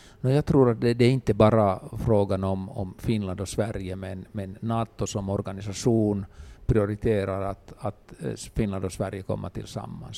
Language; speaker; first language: Swedish; non-native, local second language; Finnish